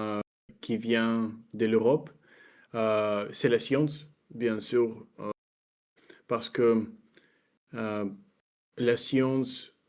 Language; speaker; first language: French; non-native, fluent; Russian